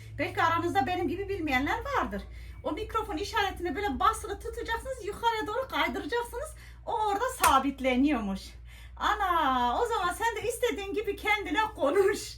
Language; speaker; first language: Turkish; native; Turkish